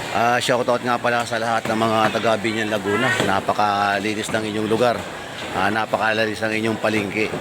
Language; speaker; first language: Filipino; native; Filipino